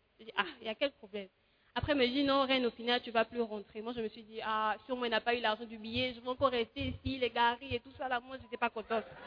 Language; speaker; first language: French; non-native, fluent; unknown